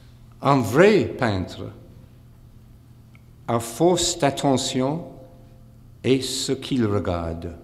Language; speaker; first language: French; non-native, fluent; English